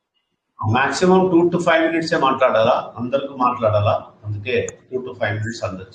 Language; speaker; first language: Telugu; non-native, local second language; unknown